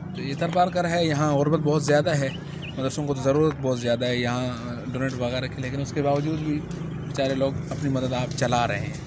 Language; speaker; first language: Urdu; non-native, local second language; Sindhi